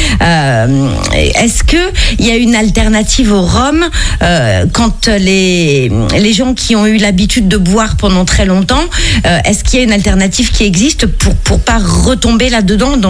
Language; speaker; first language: French; native; French